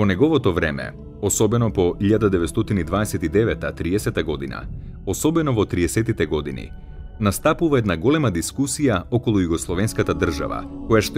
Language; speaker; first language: Macedonian; native; Macedonian